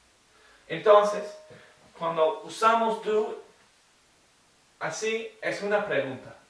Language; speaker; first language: Spanish; non-native, learner; English